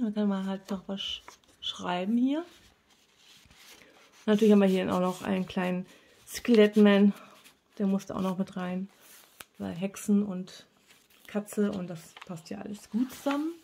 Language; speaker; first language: German; native; German